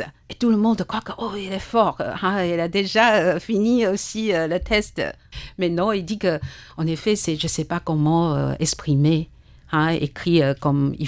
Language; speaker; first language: French; non-native, learner; Chinese